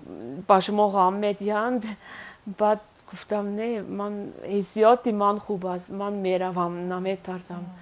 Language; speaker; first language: Persian; non-native, learner; Swiss German